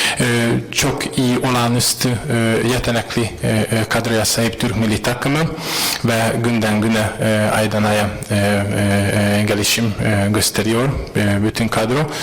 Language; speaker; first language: Turkish; non-native, fluent; Hungarian